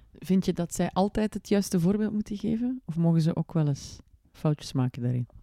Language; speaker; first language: Dutch; native; Dutch